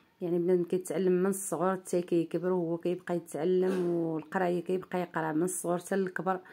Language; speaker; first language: Arabic; native; Arabic